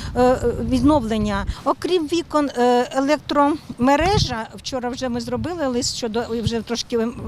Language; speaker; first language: Ukrainian; native; Ukrainian